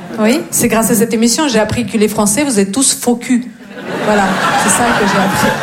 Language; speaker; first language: French; non-native, fluent; Russian